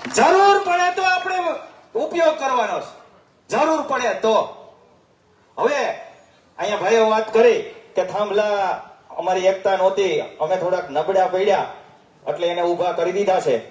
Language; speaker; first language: Gujarati; native; Gujarati